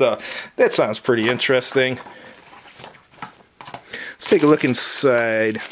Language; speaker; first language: English; native; English